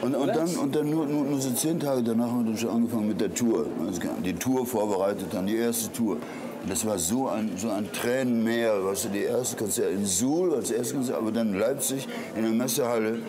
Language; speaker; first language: German; native; German